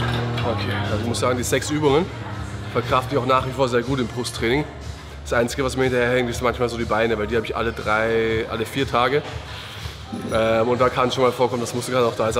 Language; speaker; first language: German; native; German